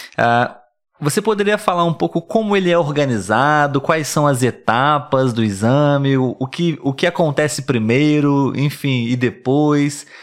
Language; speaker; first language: Portuguese; native; Portuguese